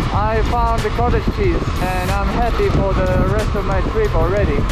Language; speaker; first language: English; non-native, fluent; Russian